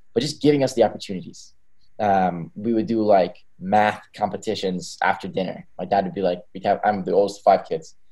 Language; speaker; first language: English; early bilingual, other home language; Hebrew